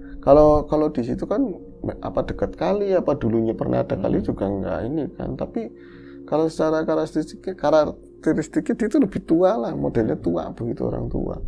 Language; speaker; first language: Indonesian; non-native, local second language; Javanese